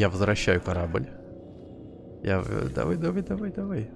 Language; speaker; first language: Russian; native; Russian